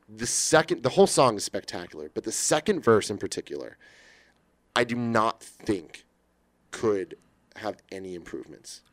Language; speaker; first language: English; native; English